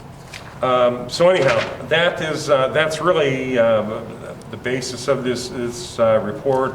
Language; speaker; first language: English; native; English